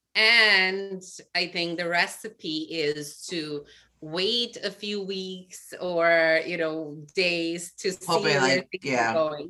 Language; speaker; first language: English; non-native, fluent; Albanian